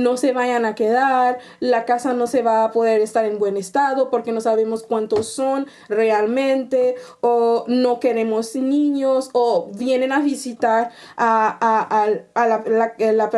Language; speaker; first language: Spanish; non-native, fluent; Haitian Creole